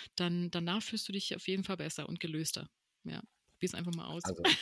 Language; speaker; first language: German; early bilingual, other home language; Spanish